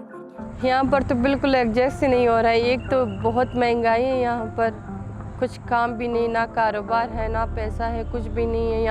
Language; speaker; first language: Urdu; non-native, fluent; Persian